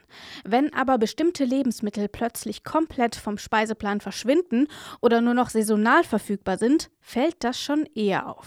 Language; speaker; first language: German; native; German